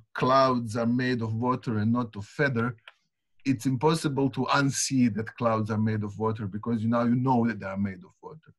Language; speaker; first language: English; non-native, fluent; Croatian